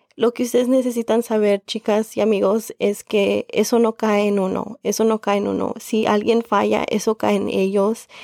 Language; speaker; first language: Spanish; early bilingual, heritage; Spanish